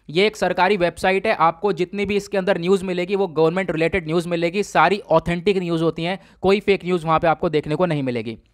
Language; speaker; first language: Hindi; native; Hindi